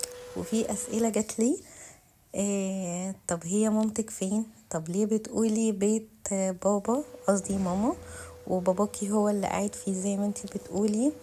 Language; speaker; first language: Arabic; native; Arabic